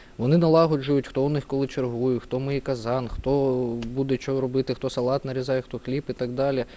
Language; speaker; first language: Ukrainian; non-native, local second language; Russian